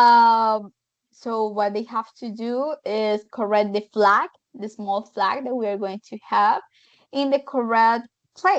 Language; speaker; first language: English; non-native, fluent; Spanish